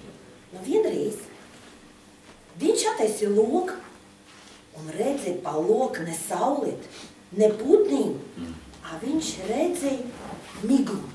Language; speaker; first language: Latvian; non-native, local second language; Russian